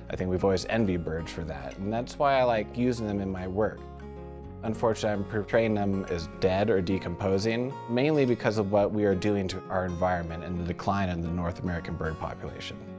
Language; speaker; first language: English; native; English